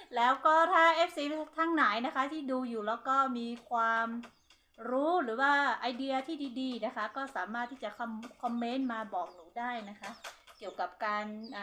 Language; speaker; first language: Thai; non-native, local second language; Hmong